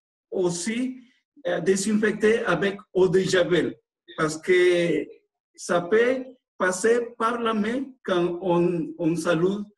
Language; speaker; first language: French; non-native, fluent; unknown